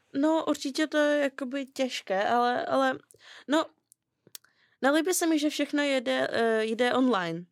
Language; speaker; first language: Czech; non-native, fluent; Russian